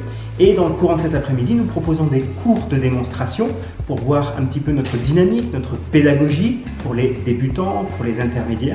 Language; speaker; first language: French; native; French